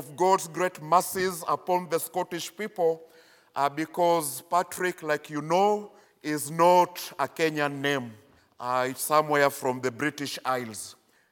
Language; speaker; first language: English; non-native, local second language; Luyia